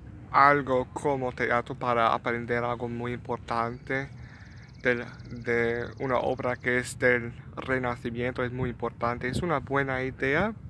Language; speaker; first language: Spanish; non-native, learner; English